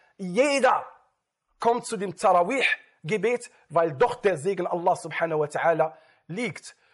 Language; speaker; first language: German; non-native, fluent; Arabic